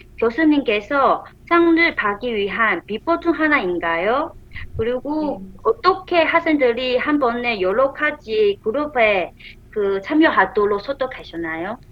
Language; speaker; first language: Korean; non-native, fluent; Chinese